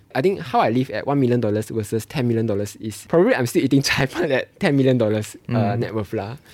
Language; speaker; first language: English; non-native, local second language; Chinese